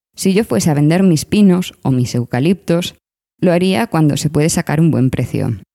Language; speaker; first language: Spanish; native; Spanish